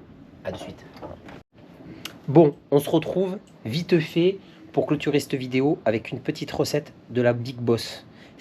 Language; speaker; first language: French; native; French